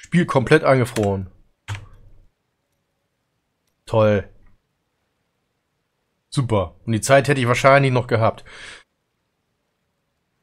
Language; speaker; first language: German; native; German